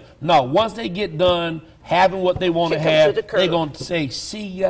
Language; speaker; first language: English; native; English